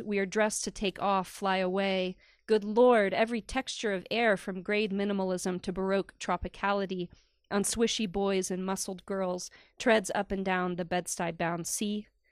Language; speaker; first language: English; native; English